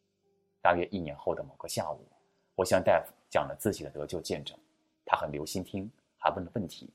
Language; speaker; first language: Chinese; native; Chinese